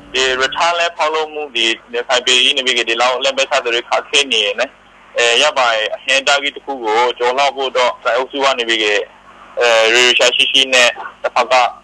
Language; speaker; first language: Burmese; native; Burmese